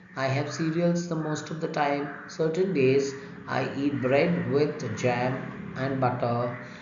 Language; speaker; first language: English; non-native, local second language; Tamil